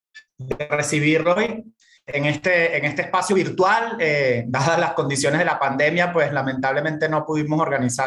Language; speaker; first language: Spanish; native; Spanish